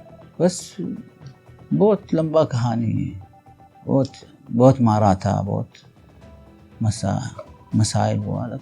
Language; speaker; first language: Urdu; non-native, local second language; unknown